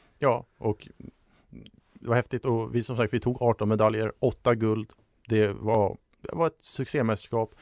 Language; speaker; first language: Swedish; native; Swedish